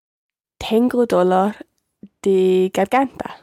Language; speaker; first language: Spanish; non-native, learner; English